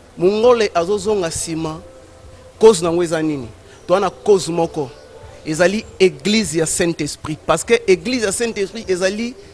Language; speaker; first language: Lingala; non-native, local second language; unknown